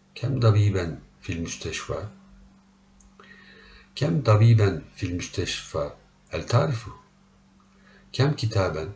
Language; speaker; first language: Arabic; non-native, learner; Turkish